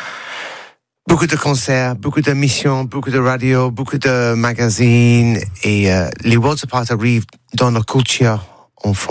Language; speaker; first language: French; non-native, learner; English